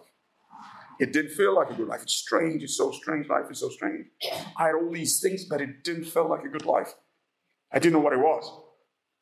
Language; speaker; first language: English; non-native, local second language; Ganda